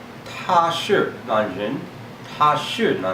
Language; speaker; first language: Chinese; non-native, learner; English